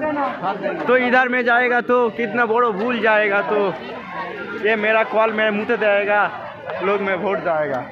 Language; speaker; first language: Hindi; non-native, learner; Bangla